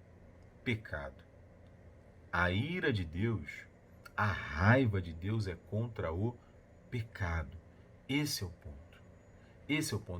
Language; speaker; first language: Portuguese; native; Portuguese